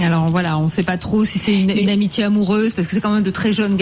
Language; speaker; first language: French; native; French